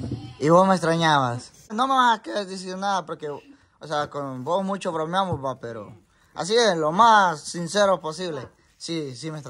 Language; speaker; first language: Spanish; native; Spanish